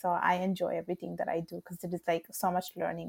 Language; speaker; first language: English; non-native, fluent; Italian